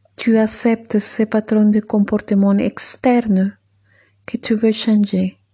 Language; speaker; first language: French; non-native, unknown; Spanish